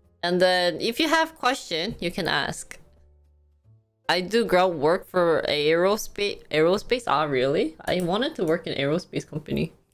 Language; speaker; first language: English; early bilingual, other home language; Korean